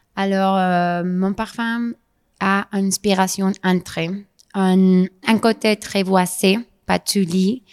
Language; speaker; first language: French; non-native, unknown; Spanish